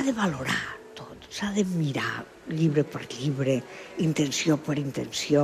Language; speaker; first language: Catalan; non-native, local second language; Spanish